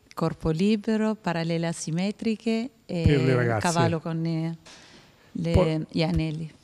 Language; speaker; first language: Italian; non-native, fluent; Albanian